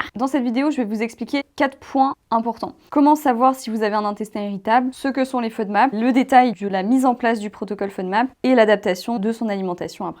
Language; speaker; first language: French; native; French